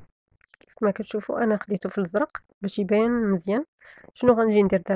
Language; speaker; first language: Arabic; native; Arabic